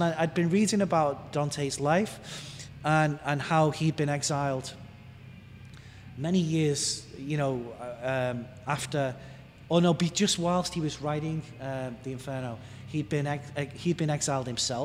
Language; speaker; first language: English; native; English